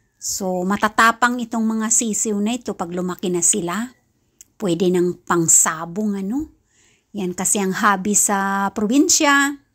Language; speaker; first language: Filipino; non-native, local second language; Kinaray-a